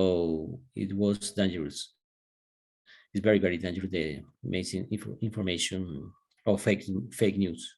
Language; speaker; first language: English; non-native, learner; Spanish